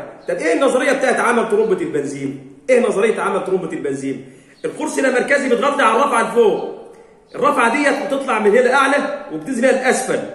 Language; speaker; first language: Arabic; native; Arabic